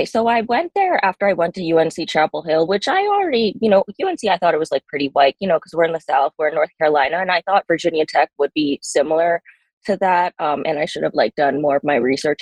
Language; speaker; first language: English; native; English